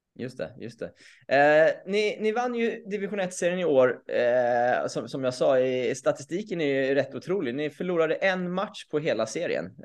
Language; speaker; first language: Swedish; native; Swedish